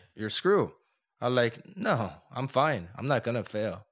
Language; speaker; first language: English; non-native, fluent; Korean